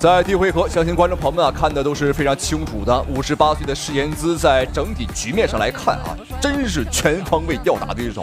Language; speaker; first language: Chinese; native; Chinese